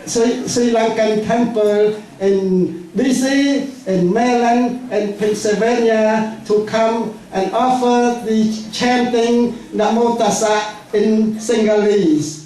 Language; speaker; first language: English; non-native, fluent; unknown